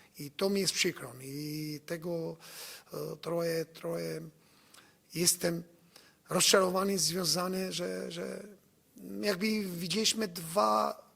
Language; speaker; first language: Polish; non-native, learner; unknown